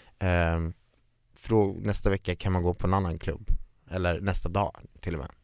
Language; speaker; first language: Swedish; native; Swedish